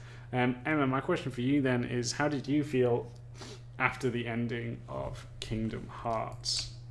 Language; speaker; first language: English; native; English